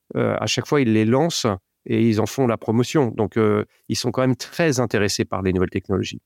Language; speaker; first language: French; native; French